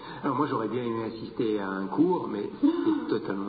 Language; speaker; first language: French; native; French